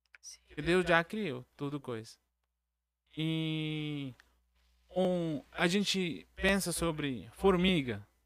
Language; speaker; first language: Portuguese; non-native, learner; Arabic